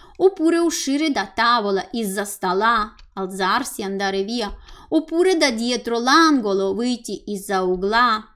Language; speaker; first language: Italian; non-native, fluent; Russian